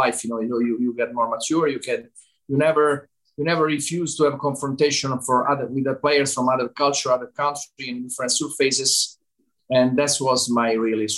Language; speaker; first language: English; non-native, fluent; Italian